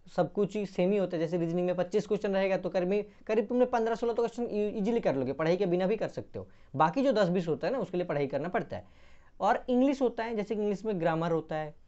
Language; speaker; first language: Hindi; non-native, local second language; Bangla